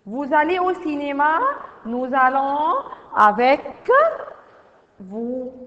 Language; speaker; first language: French; non-native, fluent; Arabic